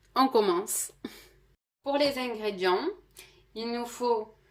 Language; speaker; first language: French; non-native, local second language; Arabic